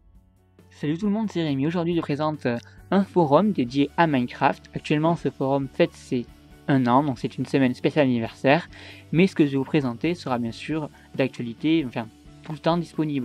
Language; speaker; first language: French; native; French